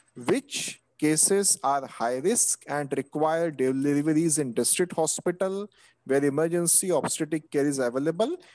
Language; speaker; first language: English; non-native, local second language; Marathi